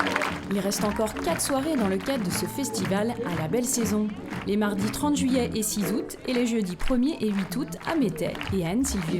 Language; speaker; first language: French; native; French